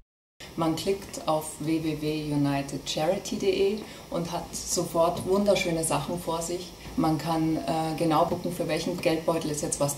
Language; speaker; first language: German; native; German